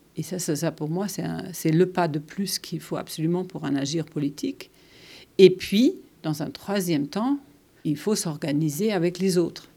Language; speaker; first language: French; non-native, fluent; German